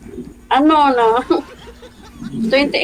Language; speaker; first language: Filipino; non-native, local second language; Hiligaynon